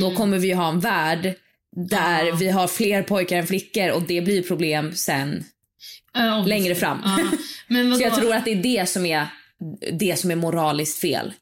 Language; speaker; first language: Swedish; native; Swedish